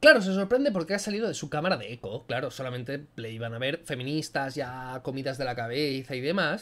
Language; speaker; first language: Spanish; native; Spanish